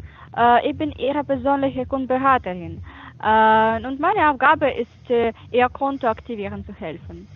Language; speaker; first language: German; non-native, fluent; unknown